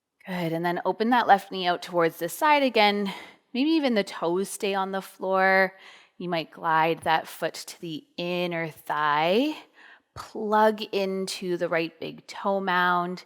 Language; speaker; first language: English; native; English